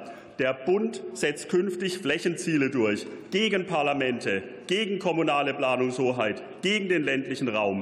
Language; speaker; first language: German; native; German